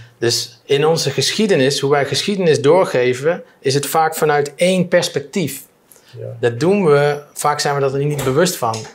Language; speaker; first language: Dutch; native; Dutch